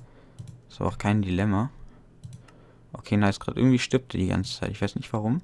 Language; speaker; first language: German; native; German